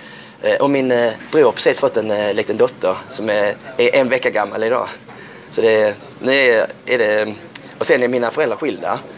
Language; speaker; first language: Swedish; native; Swedish